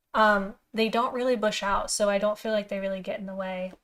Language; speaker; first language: English; native; English